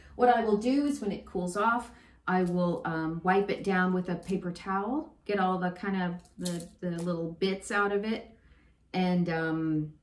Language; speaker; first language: English; native; English